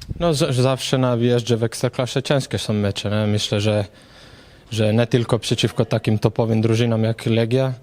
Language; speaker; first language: Polish; non-native, fluent; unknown